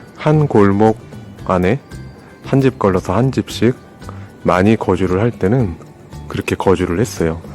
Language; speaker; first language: Korean; native; Korean